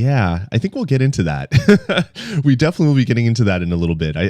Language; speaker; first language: English; native; English